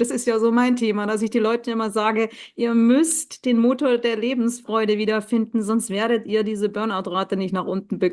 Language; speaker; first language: German; native; German